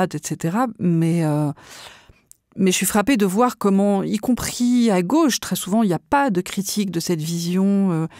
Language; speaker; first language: French; native; French